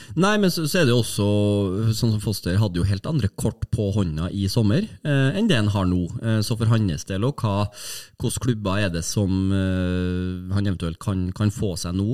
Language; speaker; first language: Norwegian; native; Norwegian